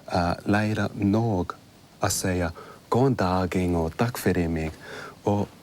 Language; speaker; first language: Icelandic; non-native, learner; English